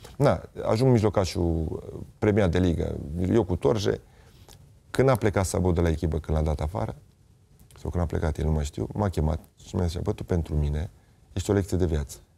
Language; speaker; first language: Romanian; native; Romanian